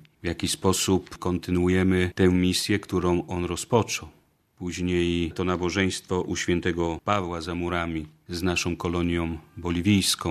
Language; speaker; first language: Polish; native; Polish